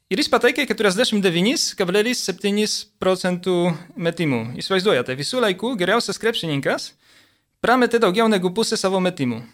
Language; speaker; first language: Lithuanian; early bilingual, heritage; Lithuanian